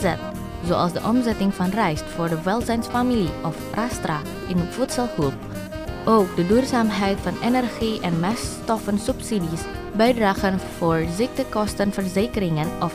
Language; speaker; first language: Dutch; non-native, fluent; Indonesian